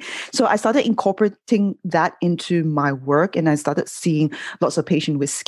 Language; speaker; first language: English; non-native, local second language; Cantonese